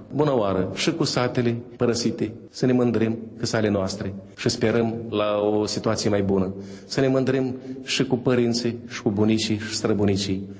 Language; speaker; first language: Romanian; native; Romanian